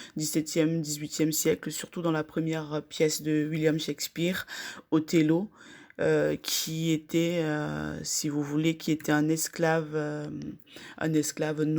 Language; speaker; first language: French; native; French